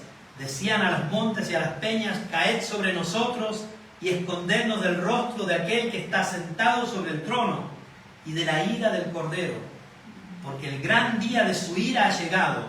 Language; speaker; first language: Spanish; native; Spanish